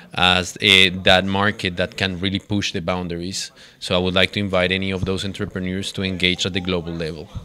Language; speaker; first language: English; non-native, fluent; Spanish